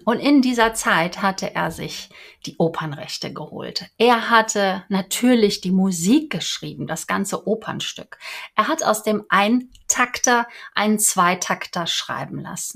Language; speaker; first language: German; native; German